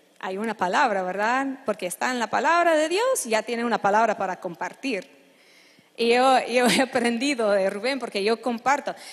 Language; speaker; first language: Spanish; non-native, fluent; English